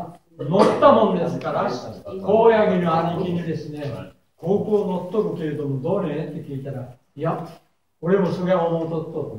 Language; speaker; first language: Japanese; native; Japanese